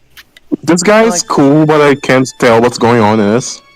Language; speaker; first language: English; native; English